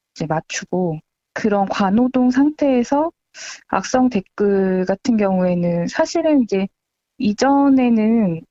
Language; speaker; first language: Korean; native; Korean